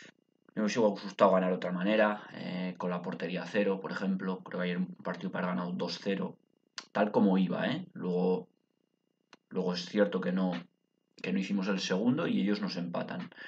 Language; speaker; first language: Spanish; native; Spanish